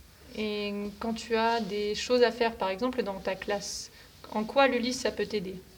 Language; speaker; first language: French; native; French